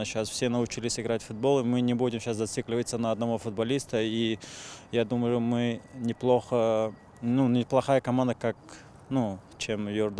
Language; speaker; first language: Russian; non-native, local second language; Tajik